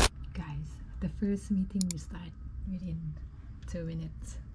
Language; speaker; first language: English; non-native, fluent; Lao